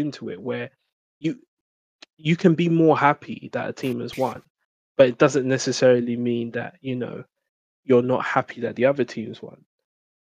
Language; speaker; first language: English; native; English